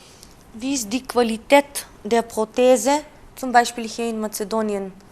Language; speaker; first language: German; non-native, fluent; Macedonian